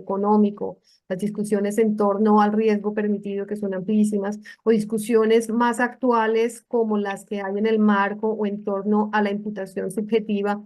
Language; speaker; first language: Spanish; native; Spanish